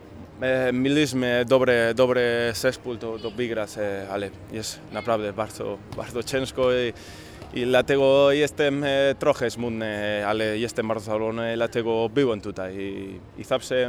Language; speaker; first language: Polish; non-native, learner; Spanish